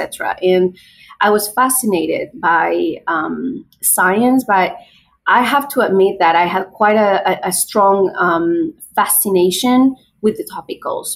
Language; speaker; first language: English; non-native, fluent; Spanish